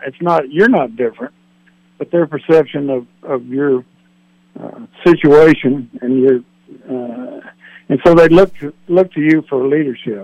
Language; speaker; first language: English; native; English